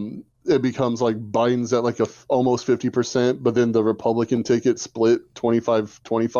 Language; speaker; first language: English; native; English